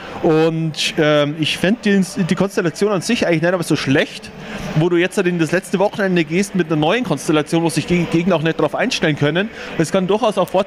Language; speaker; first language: German; native; German